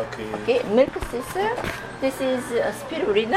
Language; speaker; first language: English; non-native, learner; Korean